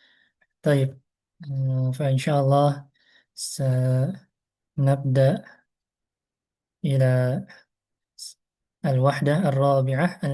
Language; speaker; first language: Arabic; non-native, fluent; Indonesian